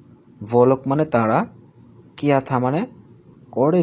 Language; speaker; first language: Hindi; non-native, fluent; Bangla